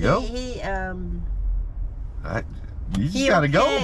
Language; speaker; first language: English; native; English